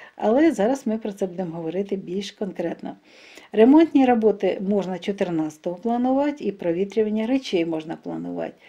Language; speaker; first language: Ukrainian; non-native, local second language; Russian